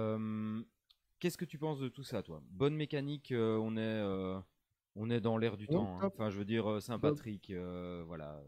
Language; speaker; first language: French; native; French